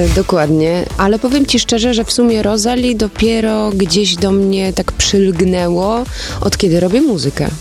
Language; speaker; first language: Polish; early bilingual, heritage; Polish